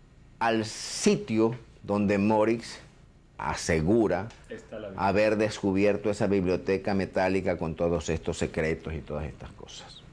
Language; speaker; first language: Spanish; native; Spanish